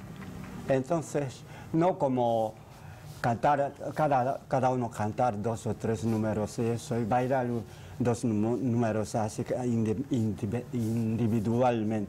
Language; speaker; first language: Spanish; non-native, fluent; Japanese